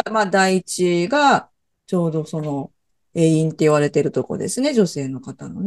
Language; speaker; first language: Japanese; native; Japanese